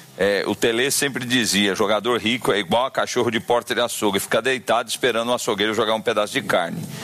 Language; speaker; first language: Portuguese; native; Portuguese